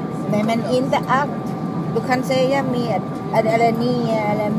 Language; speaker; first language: Swedish; non-native, learner; Thai